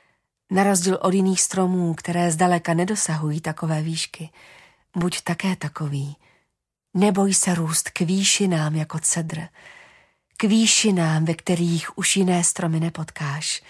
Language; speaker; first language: Czech; native; Czech